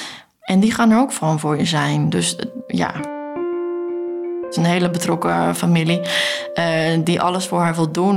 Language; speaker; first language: Dutch; native; Dutch